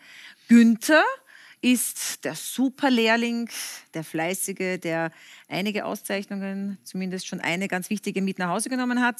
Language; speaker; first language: German; native; German